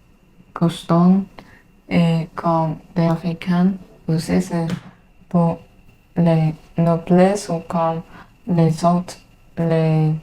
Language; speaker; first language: French; non-native, learner; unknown